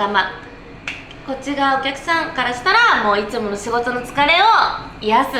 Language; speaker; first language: Japanese; native; Japanese